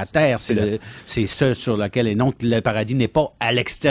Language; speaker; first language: French; native; French